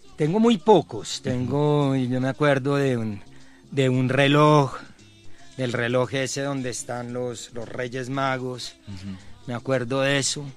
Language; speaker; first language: Spanish; early bilingual, other home language; Czech